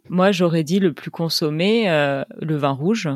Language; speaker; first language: French; native; French